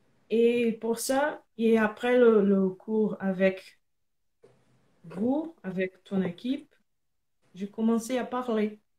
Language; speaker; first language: French; non-native, learner; Portuguese